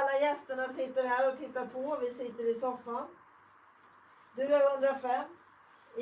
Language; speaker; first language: Swedish; native; Swedish